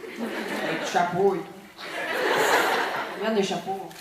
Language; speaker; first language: French; non-native, fluent; English